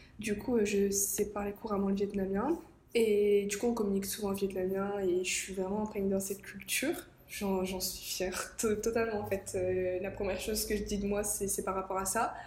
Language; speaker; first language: French; native; French